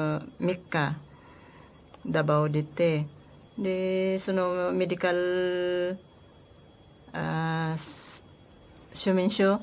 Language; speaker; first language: Japanese; non-native, learner; Filipino